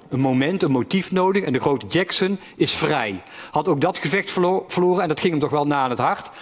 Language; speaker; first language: Dutch; native; Dutch